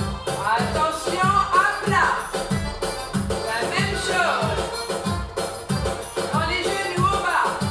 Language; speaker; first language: French; native; French